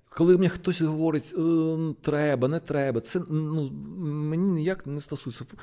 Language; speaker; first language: Ukrainian; non-native, local second language; Russian